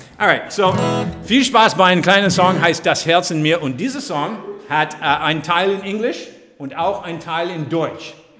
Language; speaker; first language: German; non-native, fluent; English